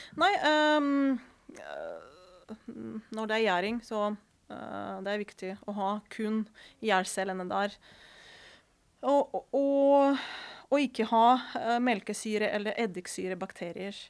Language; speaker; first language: Norwegian; non-native, fluent; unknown